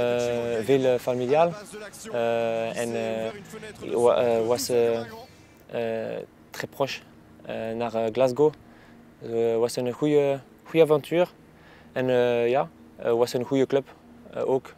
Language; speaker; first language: Dutch; non-native, local second language; Spanish